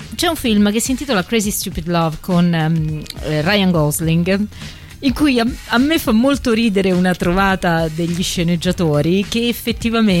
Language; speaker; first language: Italian; native; Italian